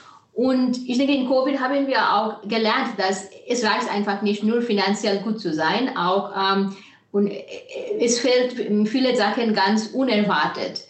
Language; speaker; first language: German; non-native, fluent; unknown